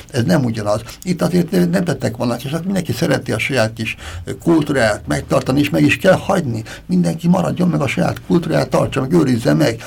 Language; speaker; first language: Hungarian; native; Hungarian